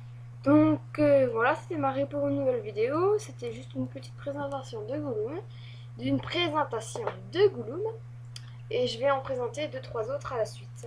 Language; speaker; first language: French; native; French